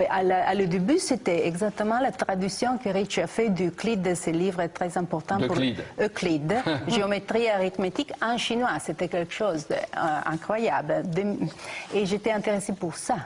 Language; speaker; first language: French; non-native, fluent; Italian